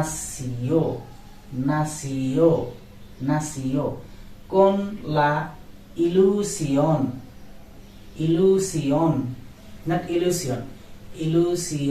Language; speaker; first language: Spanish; non-native, learner; Bangla